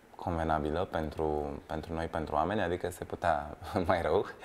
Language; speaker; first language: Romanian; native; Romanian